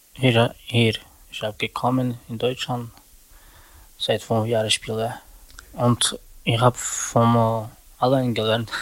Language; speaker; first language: German; non-native, learner; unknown